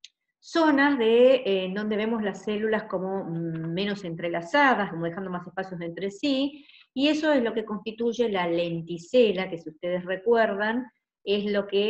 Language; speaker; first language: Spanish; native; Spanish